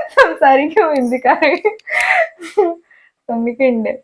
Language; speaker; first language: Malayalam; non-native, learner; Hindi